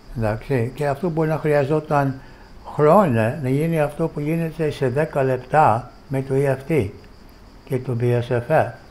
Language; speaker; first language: Greek; non-native, fluent; English